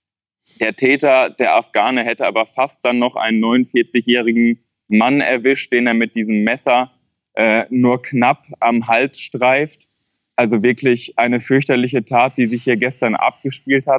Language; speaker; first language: German; native; German